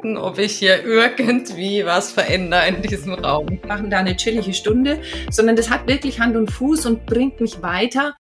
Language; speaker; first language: German; native; German